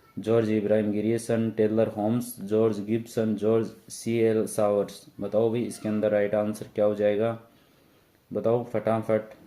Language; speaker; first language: Hindi; native; Hindi